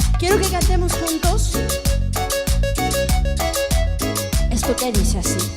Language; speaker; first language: Spanish; native; Spanish